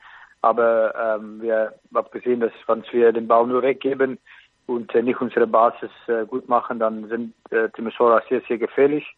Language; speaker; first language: German; non-native, fluent; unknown